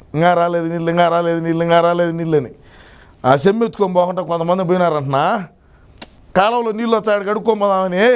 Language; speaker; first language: Telugu; native; Telugu